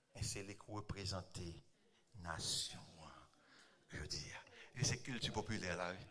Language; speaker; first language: French; non-native, local second language; Haitian Creole